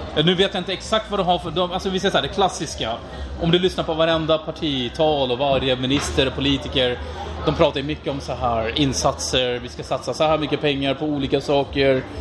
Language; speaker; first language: Swedish; non-native, fluent; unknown